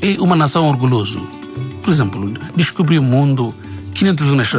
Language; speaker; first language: Portuguese; non-native, learner; Bangla